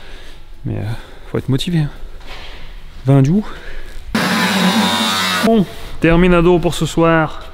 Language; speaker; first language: French; native; French